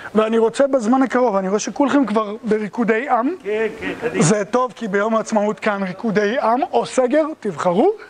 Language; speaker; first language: Hebrew; native; Hebrew